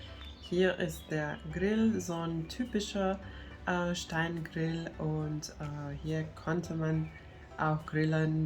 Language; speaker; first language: German; non-native, fluent; Finnish